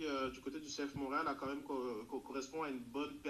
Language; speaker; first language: French; native; French